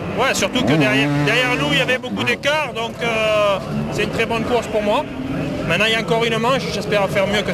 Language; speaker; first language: French; native; French